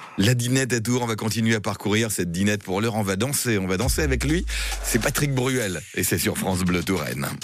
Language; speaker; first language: French; native; French